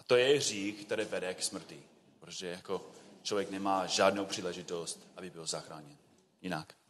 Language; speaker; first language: Czech; non-native, fluent; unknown